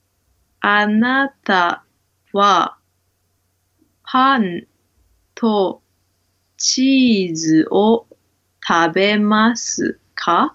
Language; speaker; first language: Japanese; non-native, learner; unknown